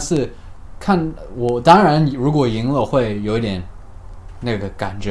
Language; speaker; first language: Chinese; early bilingual, heritage; Chinese